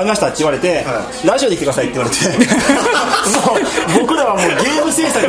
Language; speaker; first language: Japanese; native; Japanese